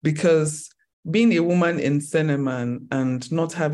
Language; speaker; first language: English; non-native, local second language; Yoruba